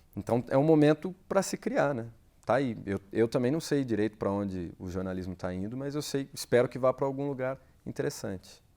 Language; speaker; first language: Portuguese; native; Portuguese